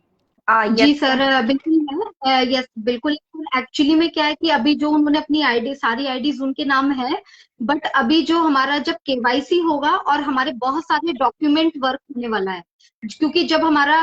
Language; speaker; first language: Hindi; native; Hindi